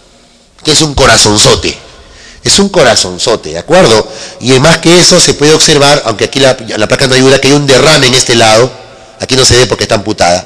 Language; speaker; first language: Spanish; native; Spanish